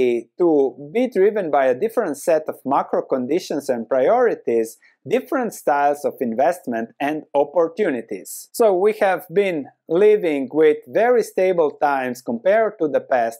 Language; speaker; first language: English; non-native, fluent; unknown